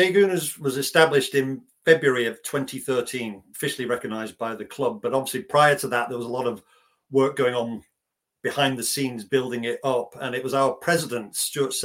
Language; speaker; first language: English; native; English